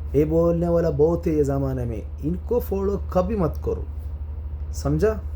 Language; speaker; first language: Hindi; non-native, local second language; Malayalam